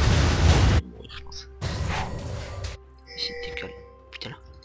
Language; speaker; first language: French; native; French